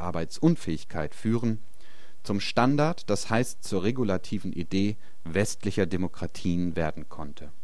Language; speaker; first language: German; native; German